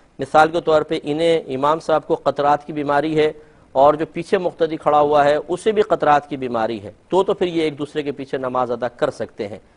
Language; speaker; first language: Urdu; native; Urdu